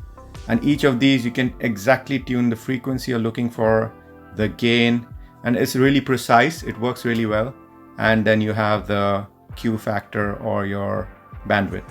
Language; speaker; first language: English; non-native, fluent; Dutch